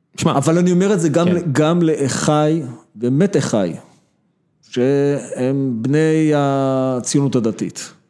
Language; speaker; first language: Hebrew; native; Hebrew